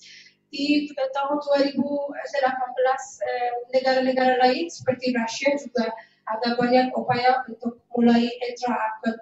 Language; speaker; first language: Indonesian; non-native, fluent; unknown